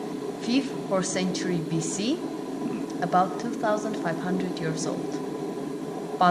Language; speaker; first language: English; non-native, fluent; Armenian